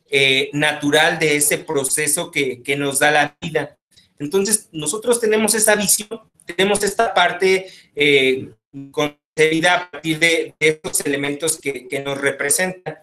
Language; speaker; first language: Spanish; native; Spanish